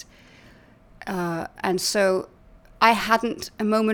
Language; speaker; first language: English; native; English